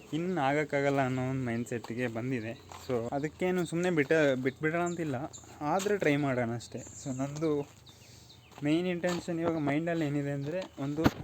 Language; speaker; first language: Kannada; native; Kannada